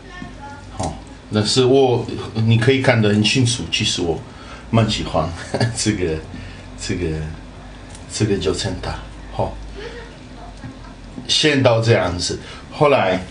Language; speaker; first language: Chinese; non-native, fluent; Italian